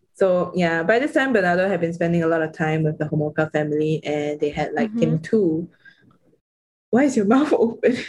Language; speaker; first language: English; native; English